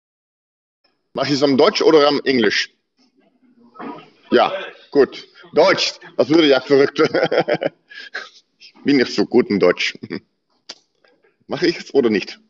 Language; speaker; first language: German; non-native, learner; Dutch